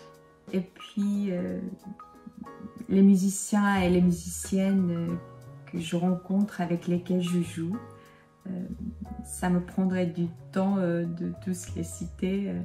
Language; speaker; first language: French; non-native, fluent; Korean